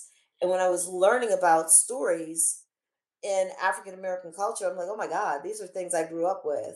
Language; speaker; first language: English; native; English